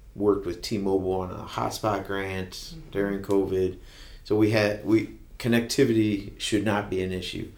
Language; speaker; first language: English; native; English